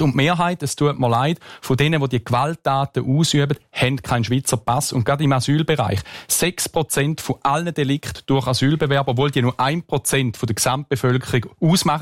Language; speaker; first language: German; native; German